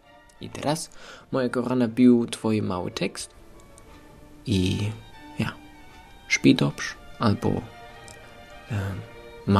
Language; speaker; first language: Polish; non-native, learner; German